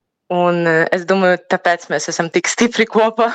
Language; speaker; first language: Latvian; non-native, learner; Ukrainian